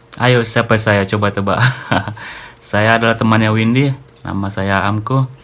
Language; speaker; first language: Indonesian; native; Indonesian